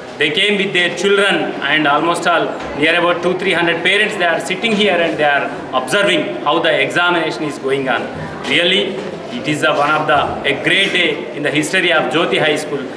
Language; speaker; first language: English; non-native, local second language; Telugu